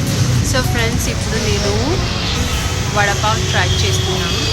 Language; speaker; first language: Telugu; non-native, local second language; Kannada